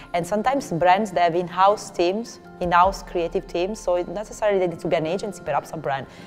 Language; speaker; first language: English; non-native, fluent; Italian